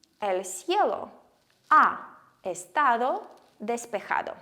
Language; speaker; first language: Spanish; non-native, fluent; Ukrainian